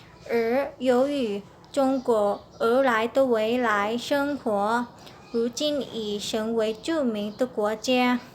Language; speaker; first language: Chinese; non-native, learner; Lao